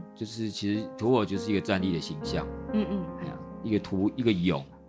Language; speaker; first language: Chinese; native; Chinese